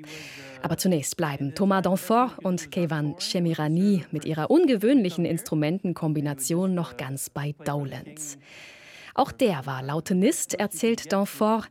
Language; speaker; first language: German; native; German